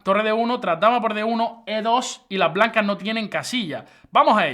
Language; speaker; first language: Spanish; native; Spanish